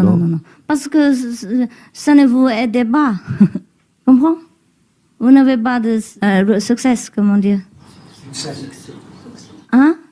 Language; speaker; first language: French; non-native, learner; Vietnamese